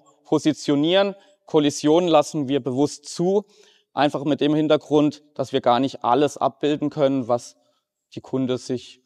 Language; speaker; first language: German; native; German